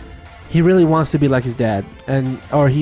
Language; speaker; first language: English; native; English